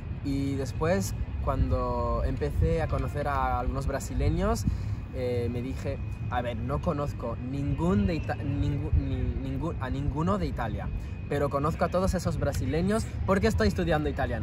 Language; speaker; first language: Spanish; non-native, fluent; French